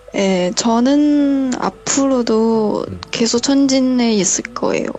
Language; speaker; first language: Korean; early bilingual, heritage; Korean